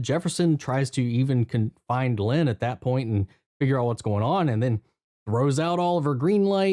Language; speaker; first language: English; native; English